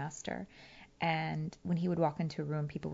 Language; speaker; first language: English; early bilingual, other home language; Persian